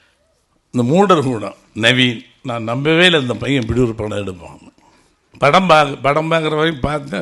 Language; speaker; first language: Tamil; native; Tamil